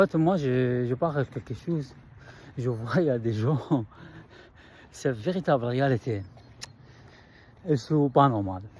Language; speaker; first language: French; non-native, learner; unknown